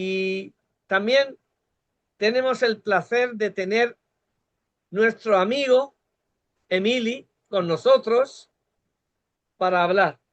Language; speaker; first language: Spanish; non-native, fluent; Bangla